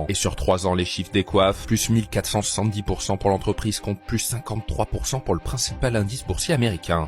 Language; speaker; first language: French; native; French